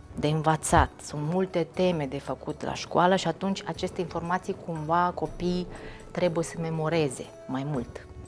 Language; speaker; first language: Romanian; non-native, fluent; Mongolian